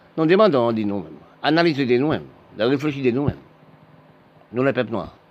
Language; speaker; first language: French; non-native, local second language; Haitian Creole